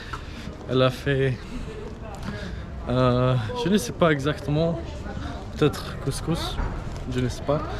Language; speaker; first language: French; non-native, learner; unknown